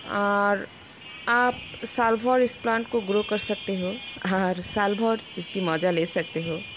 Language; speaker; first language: Hindi; non-native, local second language; Bangla